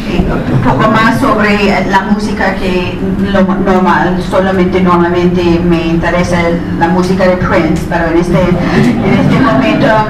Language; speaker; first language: Spanish; non-native, fluent; English